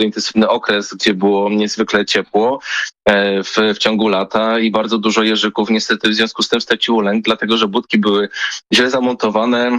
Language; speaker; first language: Polish; native; Polish